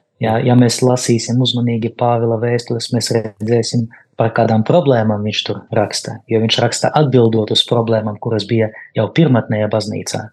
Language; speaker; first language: Latvian; non-native, local second language; Russian